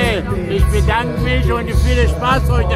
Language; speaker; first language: German; non-native, learner; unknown